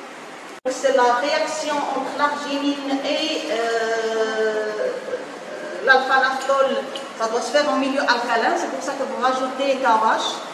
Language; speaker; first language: French; non-native, local second language; Arabic